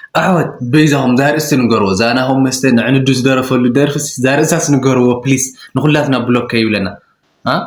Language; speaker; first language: Tigrinya; native; Tigrinya